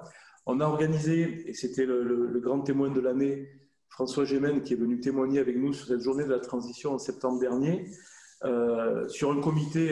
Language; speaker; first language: French; native; French